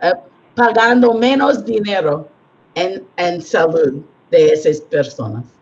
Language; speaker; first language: Spanish; non-native, learner; English